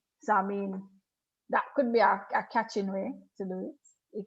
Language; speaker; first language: English; native; English